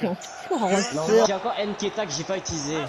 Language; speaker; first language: French; native; French